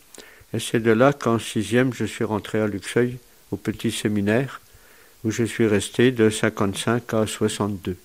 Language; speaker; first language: French; native; French